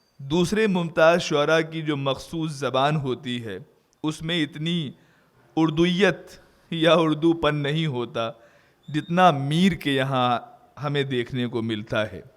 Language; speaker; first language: Urdu; native; Urdu